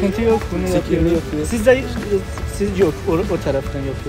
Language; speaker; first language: Turkish; non-native, learner; Persian